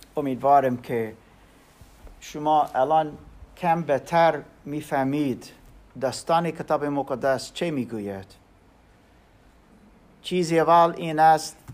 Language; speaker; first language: Persian; non-native, learner; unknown